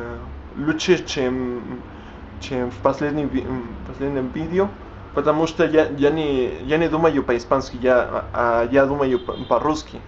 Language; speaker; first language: Russian; non-native, learner; Spanish